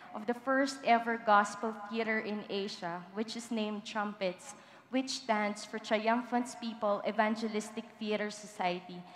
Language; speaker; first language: English; non-native, local second language; Filipino